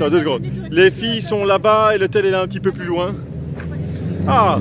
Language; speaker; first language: French; native; French